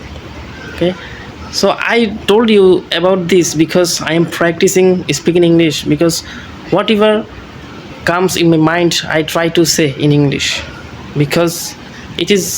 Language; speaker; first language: English; non-native, learner; Bangla